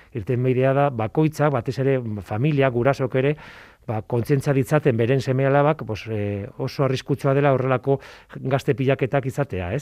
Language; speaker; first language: Basque; non-native, local second language; Spanish